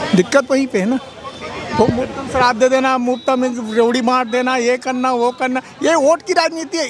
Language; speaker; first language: Hindi; native; Hindi